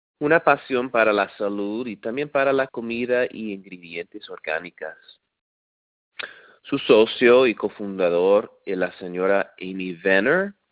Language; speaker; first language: Spanish; non-native, fluent; English